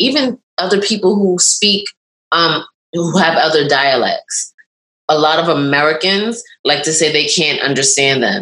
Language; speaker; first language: English; native; English